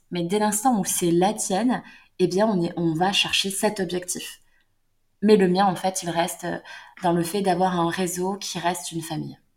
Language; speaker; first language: French; native; French